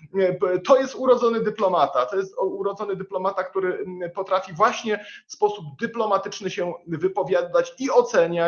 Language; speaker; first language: Polish; native; Polish